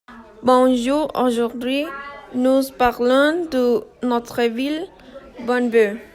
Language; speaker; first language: French; non-native, learner; Spanish